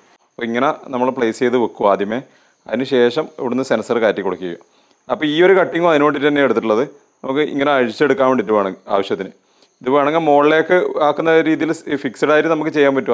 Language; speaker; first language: Malayalam; native; Malayalam